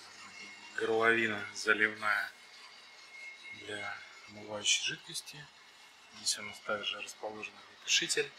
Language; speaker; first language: Russian; native; Russian